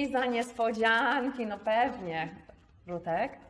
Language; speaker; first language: Polish; native; Polish